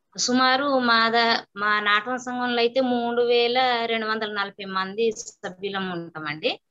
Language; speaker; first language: Telugu; non-native, local second language; Koya